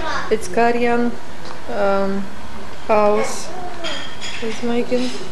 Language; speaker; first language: English; non-native, learner; Russian